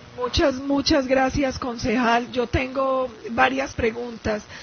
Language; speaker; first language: Spanish; native; Spanish